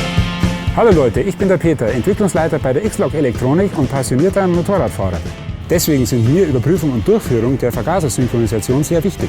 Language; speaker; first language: German; native; German